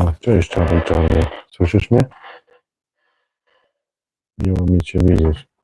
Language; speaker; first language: Polish; native; Polish